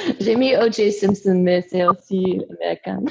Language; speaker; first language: French; non-native, learner; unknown